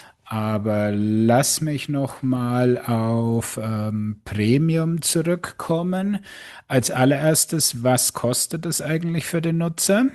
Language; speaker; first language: German; native; German